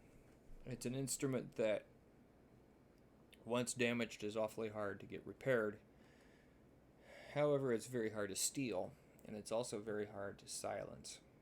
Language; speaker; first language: English; native; English